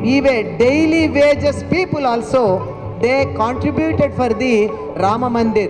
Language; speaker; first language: English; non-native, local second language; Telugu